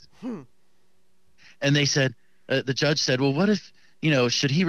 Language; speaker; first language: English; native; English